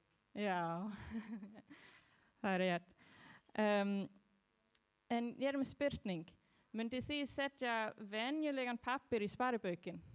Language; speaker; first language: Icelandic; non-native, learner; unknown